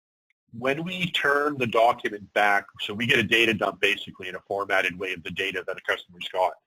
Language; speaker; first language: English; native; English